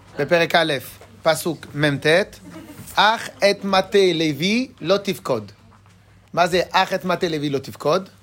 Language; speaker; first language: Hebrew; non-native, fluent; French